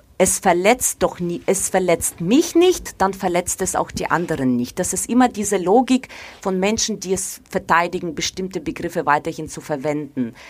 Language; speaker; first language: German; non-native, fluent; Ukrainian